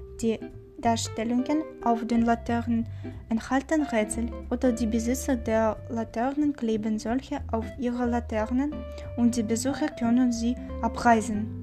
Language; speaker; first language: German; non-native, learner; Chinese